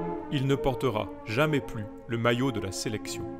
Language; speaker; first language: French; native; French